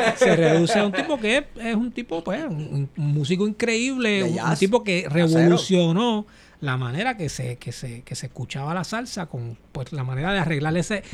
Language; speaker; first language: Spanish; native; Spanish